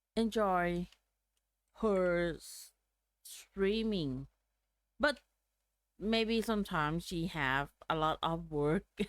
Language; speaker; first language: English; non-native, learner; Thai